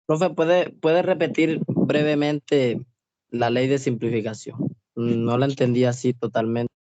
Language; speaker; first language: Spanish; native; Spanish